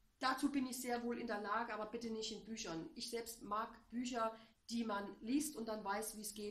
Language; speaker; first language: German; native; German